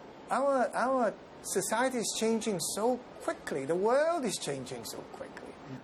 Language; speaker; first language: English; non-native, local second language; Cantonese